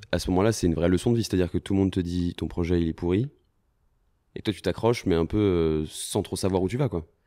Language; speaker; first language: French; native; French